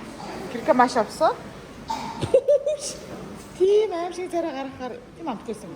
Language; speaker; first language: Korean; non-native, fluent; Mongolian